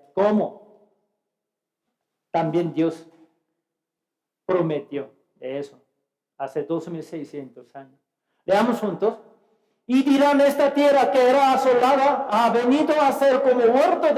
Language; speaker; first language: Spanish; non-native, fluent; Korean